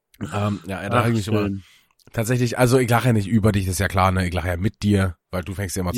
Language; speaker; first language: German; native; German